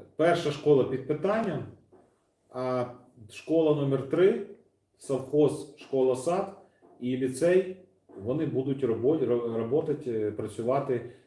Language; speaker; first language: Ukrainian; non-native, local second language; Russian